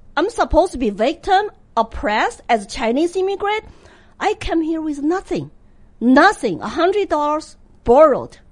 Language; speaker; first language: English; non-native, fluent; Chinese